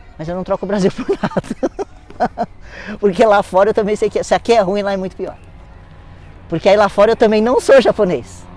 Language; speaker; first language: Portuguese; native; Portuguese